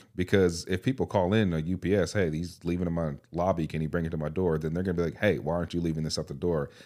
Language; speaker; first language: English; native; English